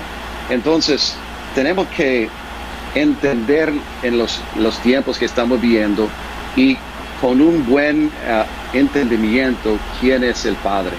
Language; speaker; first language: Spanish; non-native, fluent; English